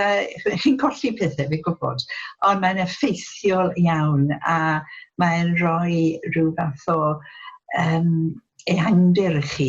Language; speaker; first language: Welsh; non-native, local second language; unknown